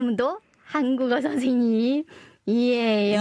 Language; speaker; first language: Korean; non-native, fluent; Chinese